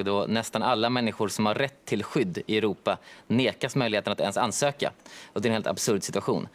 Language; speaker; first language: Swedish; native; Swedish